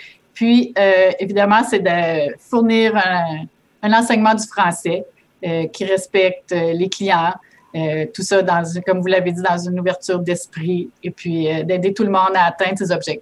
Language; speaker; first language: French; native; French